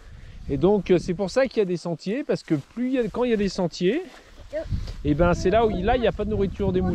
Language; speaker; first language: French; native; French